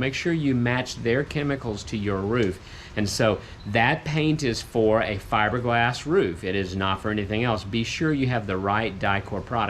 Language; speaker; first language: English; native; English